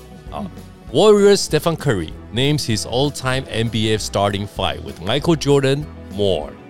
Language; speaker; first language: English; non-native, fluent; Chinese